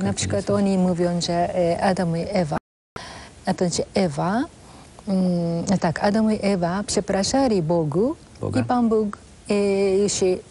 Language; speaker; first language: Polish; non-native, fluent; Japanese